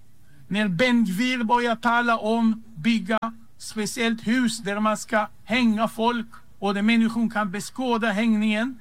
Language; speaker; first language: Swedish; non-native, fluent; Hebrew